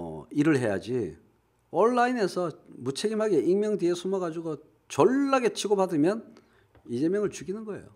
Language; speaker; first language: Korean; native; Korean